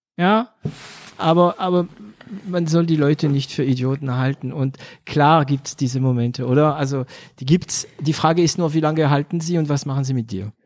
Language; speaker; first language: German; non-native, fluent; French